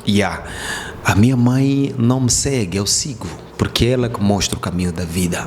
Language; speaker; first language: Portuguese; native; Portuguese